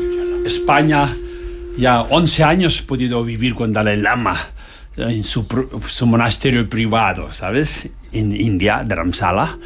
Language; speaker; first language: Spanish; non-native, learner; Tibetan